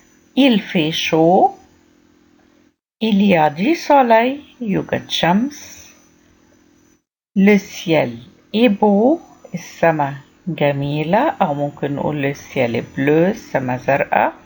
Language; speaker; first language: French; non-native, fluent; Arabic